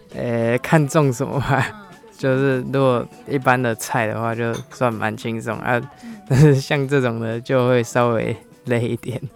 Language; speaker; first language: Chinese; native; Chinese